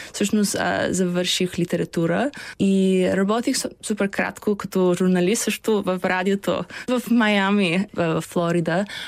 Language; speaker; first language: Bulgarian; early bilingual, heritage; Bulgarian